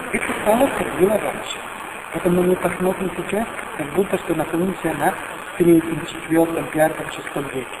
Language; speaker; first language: Russian; non-native, learner; Italian